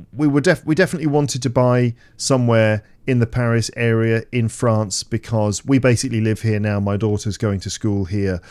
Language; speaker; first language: English; native; English